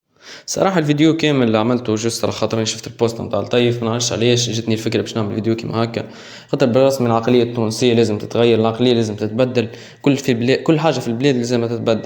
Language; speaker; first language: Arabic; native; Arabic